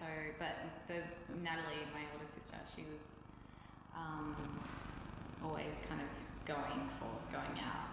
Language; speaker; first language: English; native; English